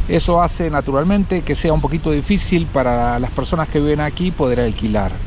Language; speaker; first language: Spanish; native; Spanish